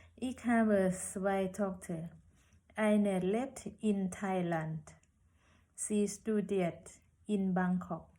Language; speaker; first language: German; non-native, learner; Thai